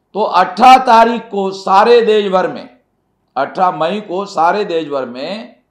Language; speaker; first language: Hindi; non-native, local second language; Marathi